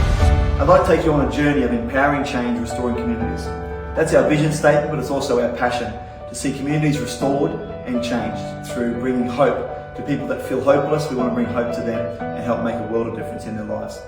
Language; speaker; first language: English; native; English